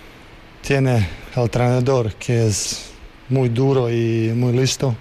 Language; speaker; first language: Spanish; non-native, learner; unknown